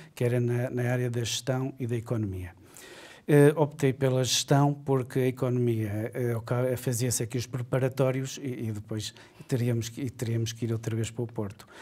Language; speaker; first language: Portuguese; native; Portuguese